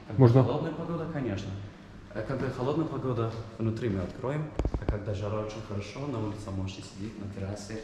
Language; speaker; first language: Russian; non-native, learner; Turkish